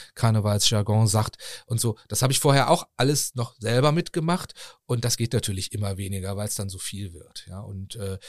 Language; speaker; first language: German; native; German